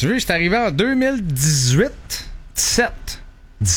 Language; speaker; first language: French; native; French